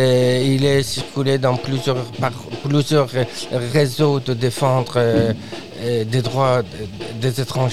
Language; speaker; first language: French; non-native, fluent; Persian